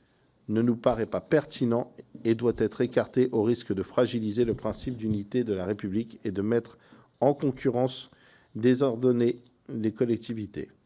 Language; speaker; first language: French; native; French